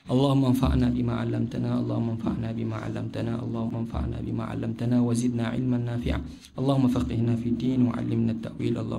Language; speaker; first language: Arabic; non-native, fluent; Malay